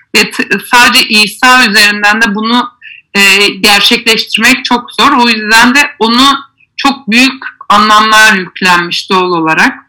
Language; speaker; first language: Turkish; native; Turkish